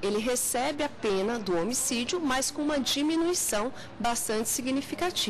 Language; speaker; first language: Portuguese; native; Portuguese